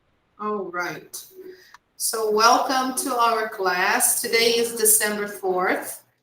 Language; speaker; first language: English; non-native, fluent; Portuguese